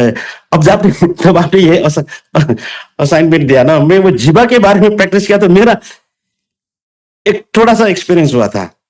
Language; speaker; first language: Hindi; non-native, local second language; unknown